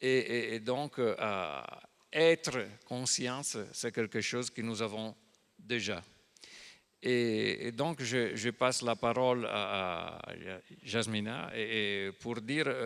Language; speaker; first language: French; non-native, fluent; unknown